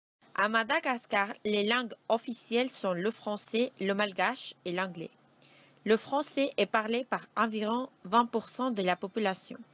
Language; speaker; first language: French; non-native, learner; Spanish